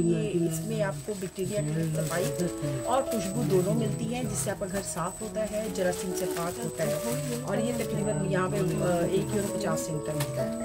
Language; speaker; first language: Urdu; native; Urdu